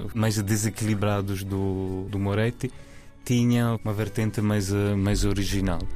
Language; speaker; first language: Portuguese; non-native, fluent; Italian